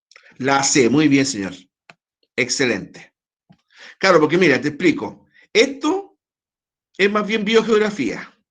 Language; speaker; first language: Spanish; native; Spanish